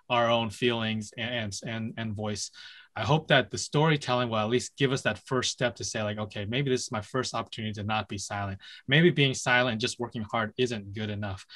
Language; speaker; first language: English; native; English